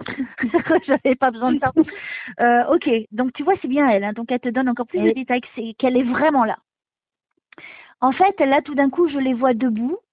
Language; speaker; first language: French; native; French